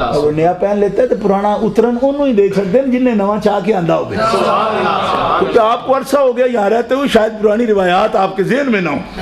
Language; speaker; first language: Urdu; non-native, local second language; Punjabi